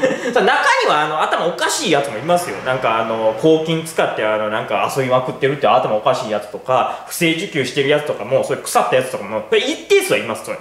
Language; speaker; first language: Japanese; native; Japanese